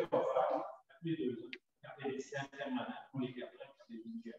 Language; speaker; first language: French; native; French